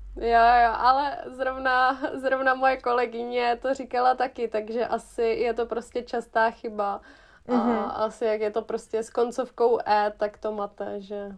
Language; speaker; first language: Czech; non-native, fluent; German